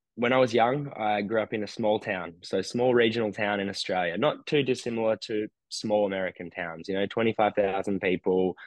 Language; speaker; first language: English; native; English